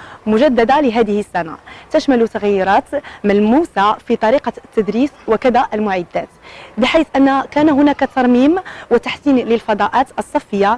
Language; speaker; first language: Arabic; native; Arabic